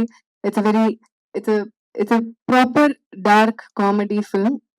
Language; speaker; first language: Telugu; non-native, fluent; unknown